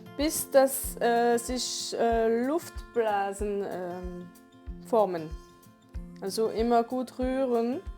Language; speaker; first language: German; non-native, local second language; Swiss German